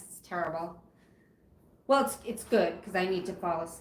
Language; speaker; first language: English; native; English